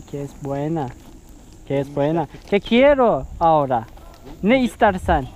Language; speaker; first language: Spanish; non-native, learner; Turkish